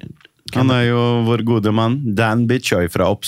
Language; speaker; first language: Norwegian; native; Norwegian